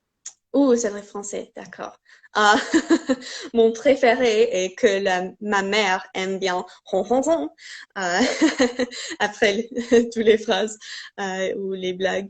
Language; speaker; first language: French; non-native, fluent; English